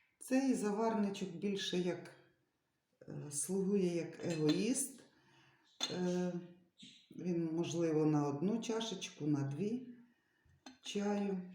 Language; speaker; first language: Ukrainian; non-native, local second language; Russian